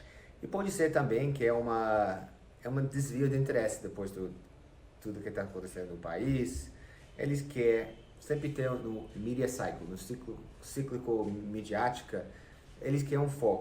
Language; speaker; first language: Portuguese; non-native, fluent; English